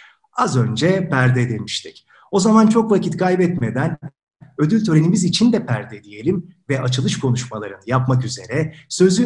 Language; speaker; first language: Turkish; native; Turkish